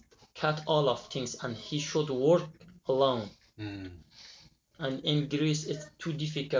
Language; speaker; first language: English; non-native, learner; Persian